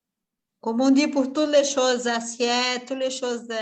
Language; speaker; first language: French; non-native, fluent; Portuguese